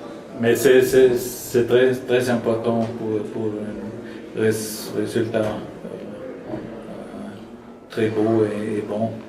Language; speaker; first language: French; non-native, learner; German